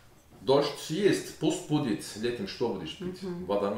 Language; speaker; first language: Russian; non-native, learner; Turkish